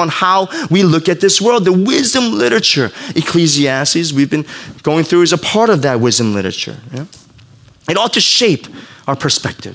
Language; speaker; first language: English; native; English